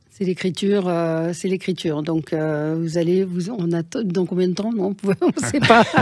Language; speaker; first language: French; native; French